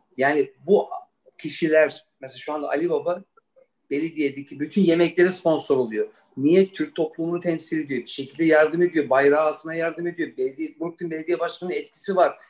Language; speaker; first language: Turkish; early bilingual, heritage; Turkish